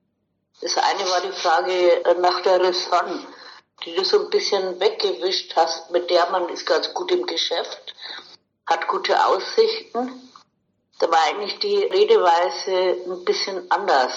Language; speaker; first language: German; native; German